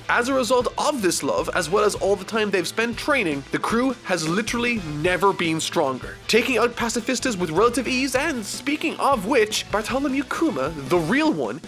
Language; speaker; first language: English; native; English